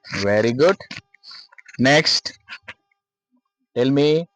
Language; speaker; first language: English; non-native, local second language; Marathi